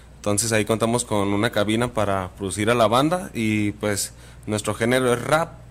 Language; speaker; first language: Spanish; native; Spanish